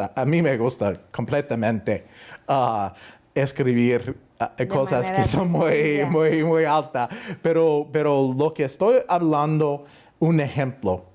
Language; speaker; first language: Spanish; non-native, fluent; English